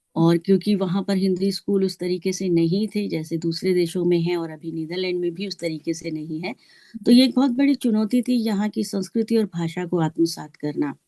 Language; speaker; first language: Hindi; native; Hindi